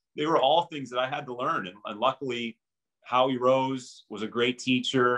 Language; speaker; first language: English; native; English